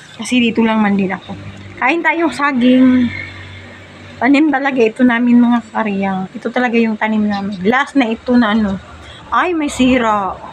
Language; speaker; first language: Filipino; non-native, local second language; Cebuano